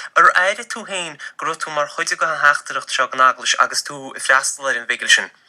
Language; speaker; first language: Irish; native; Irish